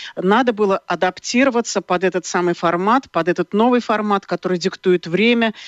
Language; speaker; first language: Russian; native; Russian